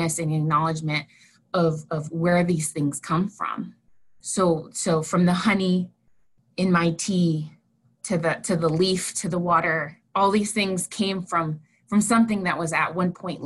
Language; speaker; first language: English; native; English